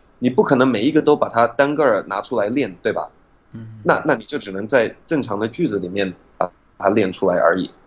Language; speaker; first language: Chinese; non-native, fluent; English